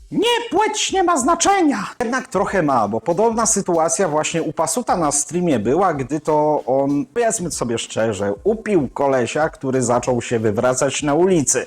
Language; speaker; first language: Polish; native; Polish